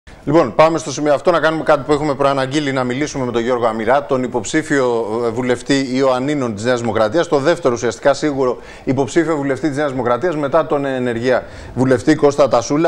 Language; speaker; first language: Greek; native; Greek